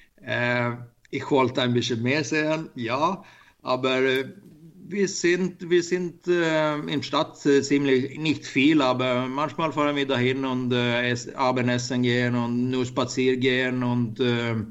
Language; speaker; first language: German; non-native, learner; Swedish